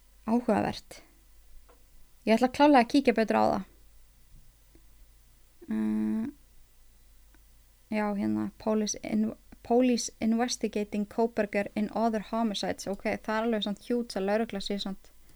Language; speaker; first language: Icelandic; native; Icelandic